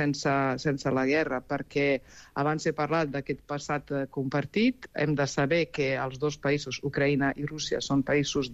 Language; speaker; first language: Catalan; non-native, fluent; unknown